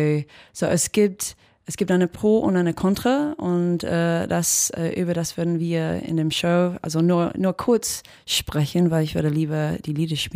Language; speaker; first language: German; non-native, fluent; English